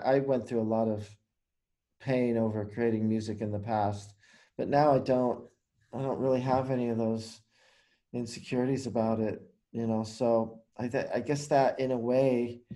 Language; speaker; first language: English; native; English